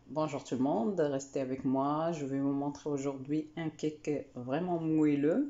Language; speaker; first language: French; non-native, local second language; Arabic